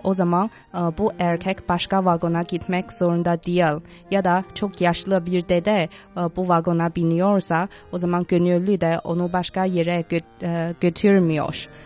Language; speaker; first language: Turkish; non-native, fluent; Chinese